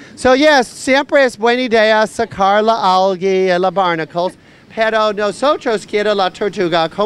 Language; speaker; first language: Spanish; non-native, learner; English